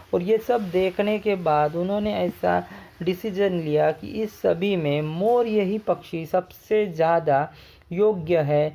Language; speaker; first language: Hindi; non-native, local second language; Marathi